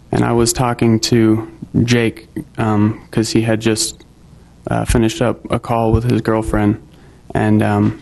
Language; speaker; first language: English; native; English